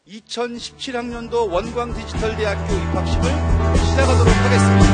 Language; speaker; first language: Korean; native; Korean